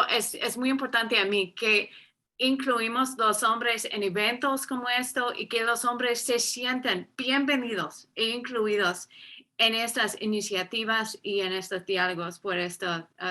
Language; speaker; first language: Spanish; non-native, fluent; English